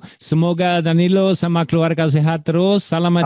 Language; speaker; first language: Indonesian; non-native, fluent; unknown